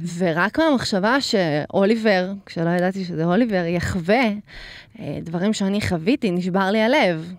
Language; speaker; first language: Hebrew; early bilingual, other home language; Russian